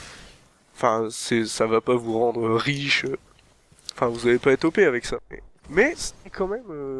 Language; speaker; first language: French; native; French